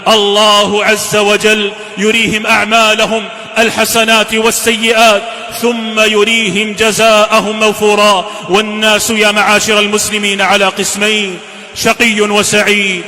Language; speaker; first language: Arabic; native; Arabic